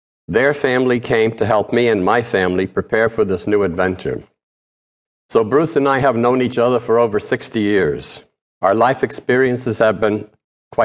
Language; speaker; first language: English; early bilingual, other home language; Polish